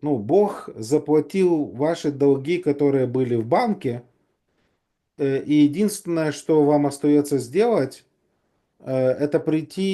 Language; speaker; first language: Russian; native; Russian